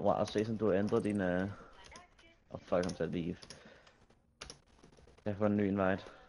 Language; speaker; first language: English; non-native, fluent; Danish